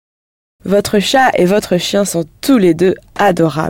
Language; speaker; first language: French; non-native, learner; English